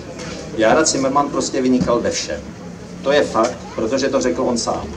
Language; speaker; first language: Czech; native; Czech